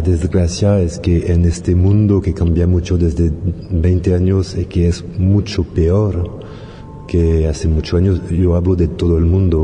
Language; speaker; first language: Spanish; non-native, learner; French